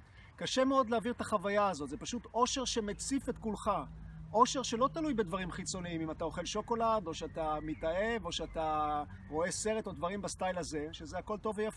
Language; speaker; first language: Hebrew; native; Hebrew